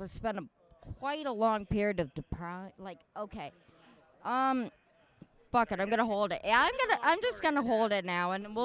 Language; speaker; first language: English; native; English